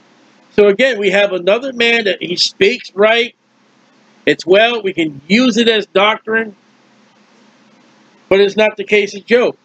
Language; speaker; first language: English; native; English